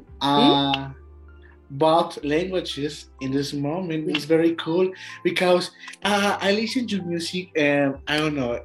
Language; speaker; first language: English; non-native, learner; Spanish